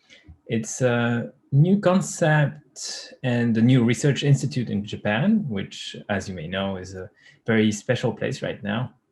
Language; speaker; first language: English; non-native, fluent; French